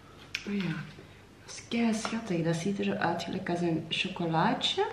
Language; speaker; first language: Dutch; native; Dutch